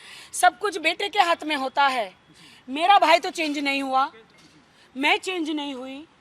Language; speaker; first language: Hindi; native; Hindi